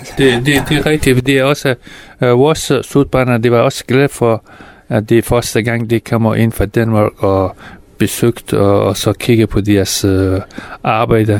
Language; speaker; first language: Danish; non-native, fluent; Persian